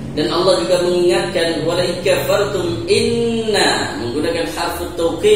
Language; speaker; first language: Indonesian; native; Indonesian